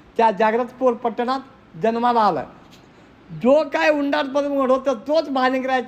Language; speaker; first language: Marathi; non-native, local second language; Kannada